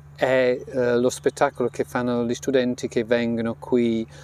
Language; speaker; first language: Italian; non-native, fluent; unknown